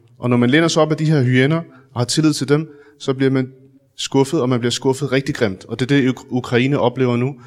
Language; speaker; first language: Danish; early bilingual, other home language; Arabic